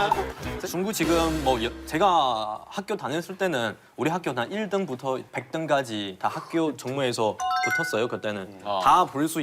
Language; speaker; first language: Korean; non-native, fluent; Chinese